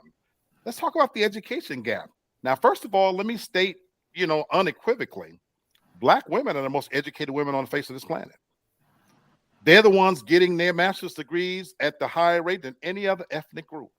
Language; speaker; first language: English; native; English